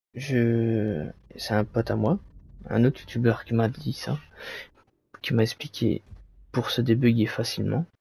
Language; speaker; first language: French; native; French